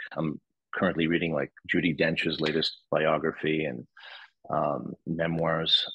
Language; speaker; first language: English; native; English